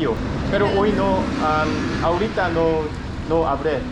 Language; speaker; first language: Spanish; non-native, learner; Korean